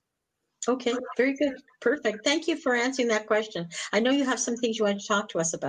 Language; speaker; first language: English; native; English